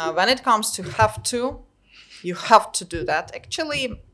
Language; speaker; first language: English; non-native, fluent; Ukrainian